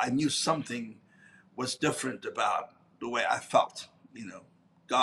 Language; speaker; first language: English; non-native, local second language; Afrikaans